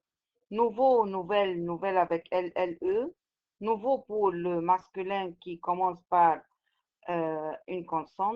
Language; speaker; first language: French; non-native, fluent; Arabic